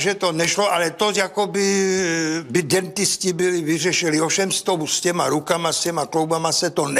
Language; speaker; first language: Czech; native; Czech